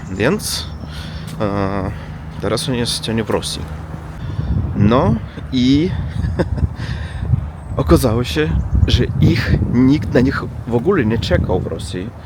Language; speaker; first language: Polish; non-native, learner; Russian